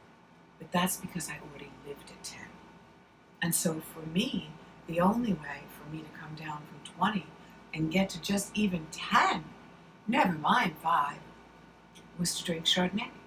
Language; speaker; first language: English; native; English